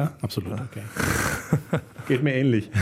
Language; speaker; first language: German; native; German